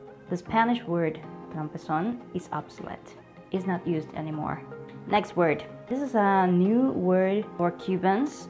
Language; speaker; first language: English; non-native, fluent; Spanish